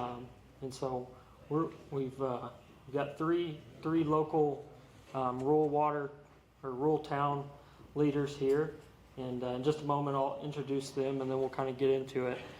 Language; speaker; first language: English; native; English